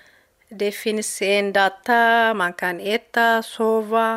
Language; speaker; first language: Swedish; non-native, learner; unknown